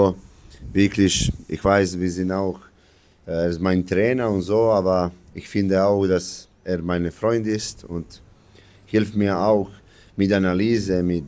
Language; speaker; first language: German; non-native, learner; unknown